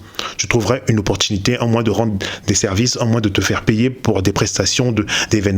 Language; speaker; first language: French; native; French